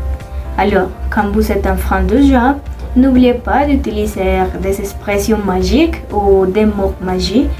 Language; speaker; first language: French; non-native, learner; Spanish